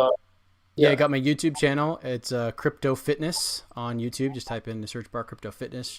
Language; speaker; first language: English; native; English